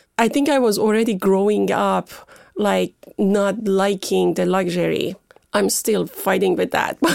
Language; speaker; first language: English; non-native, fluent; Persian